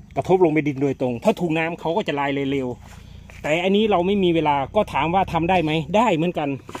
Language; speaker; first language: Thai; native; Thai